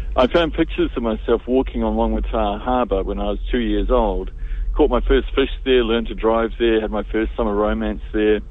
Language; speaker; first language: English; native; English